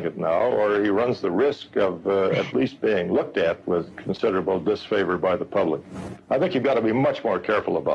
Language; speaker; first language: English; native; English